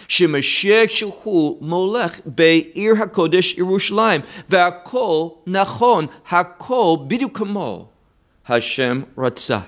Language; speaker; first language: Hebrew; non-native, fluent; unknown